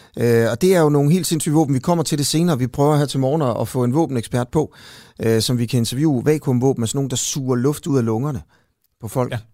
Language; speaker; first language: Danish; native; Danish